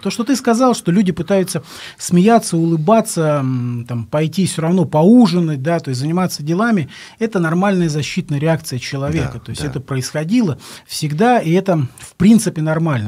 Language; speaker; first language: Russian; native; Russian